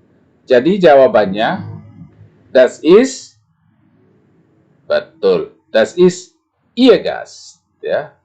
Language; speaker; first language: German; non-native, fluent; Indonesian